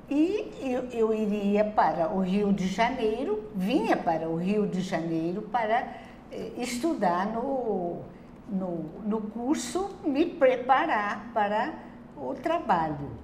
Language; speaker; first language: Portuguese; non-native, local second language; German